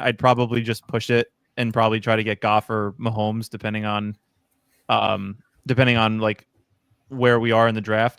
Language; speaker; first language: English; native; English